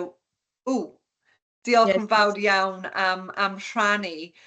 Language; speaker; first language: Welsh; non-native, local second language; English